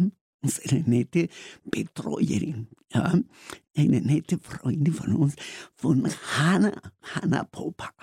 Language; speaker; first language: German; non-native, learner; Spanish